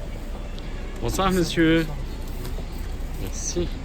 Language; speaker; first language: French; non-native, learner; Portuguese